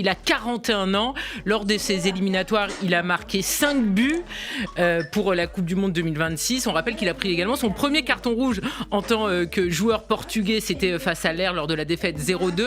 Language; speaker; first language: French; native; French